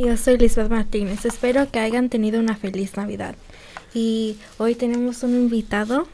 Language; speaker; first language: Spanish; early bilingual, other home language; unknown